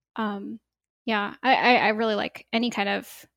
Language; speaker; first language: English; native; English